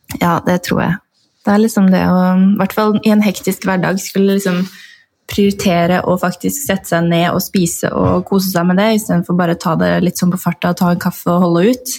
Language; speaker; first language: Norwegian; native; Norwegian